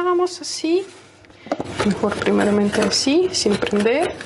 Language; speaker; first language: Spanish; non-native, learner; Russian